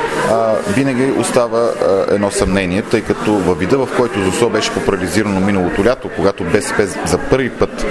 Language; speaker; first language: Bulgarian; native; Bulgarian